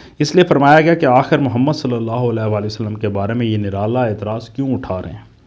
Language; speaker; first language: Urdu; native; Urdu